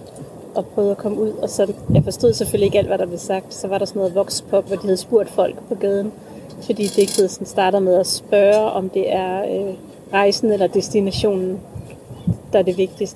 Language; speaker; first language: Danish; native; Danish